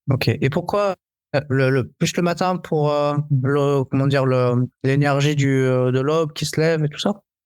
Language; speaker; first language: French; native; French